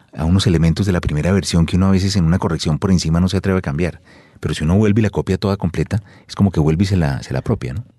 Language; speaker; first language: Spanish; native; Spanish